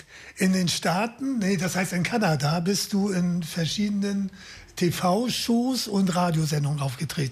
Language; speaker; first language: German; native; German